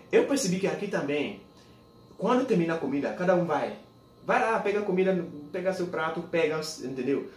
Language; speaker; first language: Portuguese; non-native, fluent; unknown